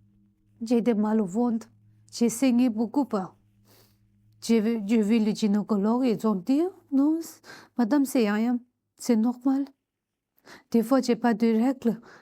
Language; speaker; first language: French; non-native, learner; Tibetan